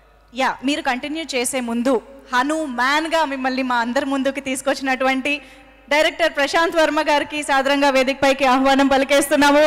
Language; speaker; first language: Telugu; native; Telugu